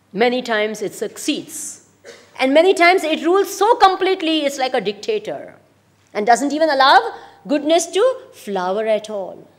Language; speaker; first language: English; non-native, local second language; Gujarati